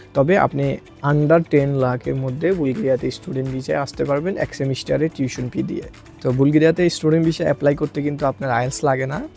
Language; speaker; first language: Bangla; native; Bangla